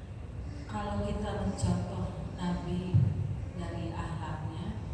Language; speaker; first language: Indonesian; native; Indonesian